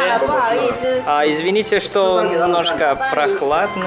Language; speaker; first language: Russian; non-native, fluent; Chinese